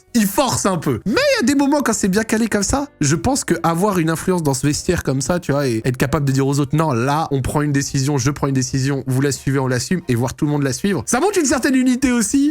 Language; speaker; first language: French; native; French